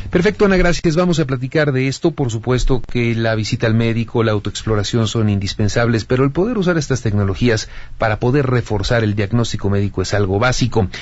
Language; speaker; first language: Spanish; native; Spanish